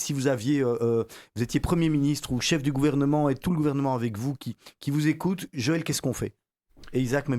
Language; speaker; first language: French; native; French